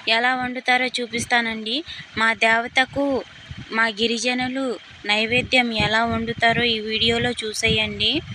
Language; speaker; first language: Telugu; non-native, local second language; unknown